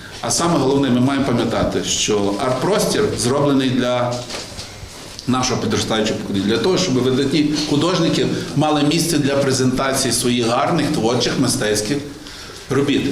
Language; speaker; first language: Ukrainian; native; Ukrainian